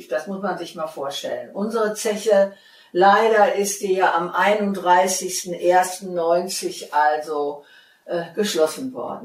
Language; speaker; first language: German; native; German